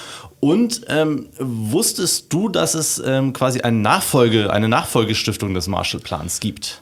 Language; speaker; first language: German; native; German